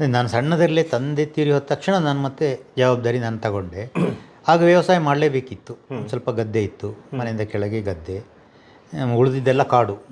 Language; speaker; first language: Kannada; native; Kannada